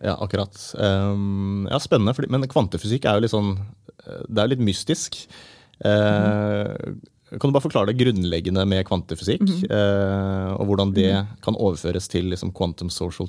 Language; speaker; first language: Norwegian; native; Norwegian